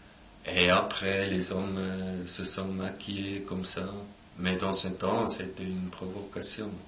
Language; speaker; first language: French; non-native, local second language; German